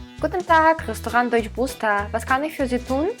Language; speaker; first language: German; non-native, fluent; Ukrainian